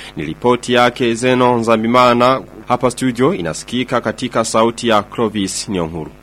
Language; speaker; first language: Swahili; non-native, local second language; Rundi